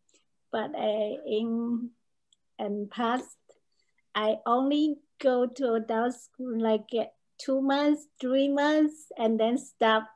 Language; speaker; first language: English; non-native, learner; Chinese